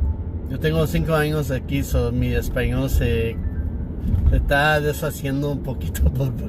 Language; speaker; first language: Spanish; early bilingual, heritage; English